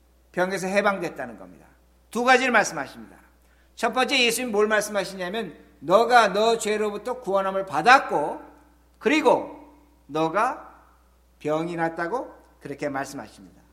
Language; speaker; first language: Korean; native; Korean